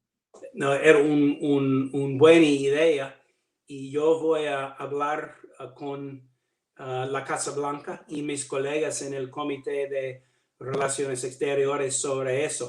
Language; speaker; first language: Spanish; non-native, fluent; English